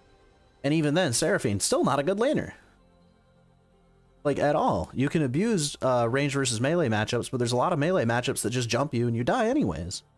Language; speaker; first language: English; native; English